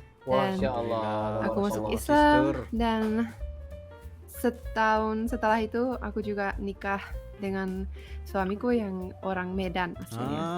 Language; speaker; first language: Indonesian; non-native, fluent; Finnish